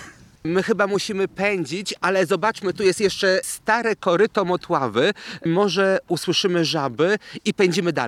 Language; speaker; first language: Polish; native; Polish